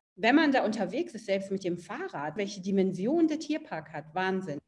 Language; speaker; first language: German; native; German